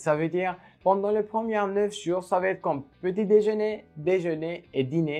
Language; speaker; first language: French; non-native, fluent; Turkish